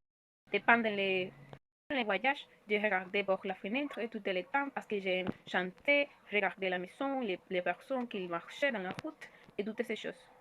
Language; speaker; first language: French; non-native, learner; Spanish